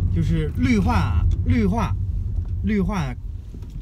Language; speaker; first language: Chinese; native; Chinese